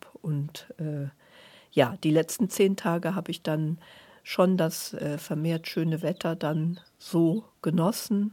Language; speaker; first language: German; native; German